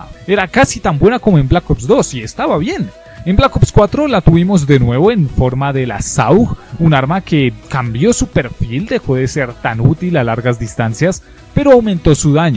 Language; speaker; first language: Spanish; native; Spanish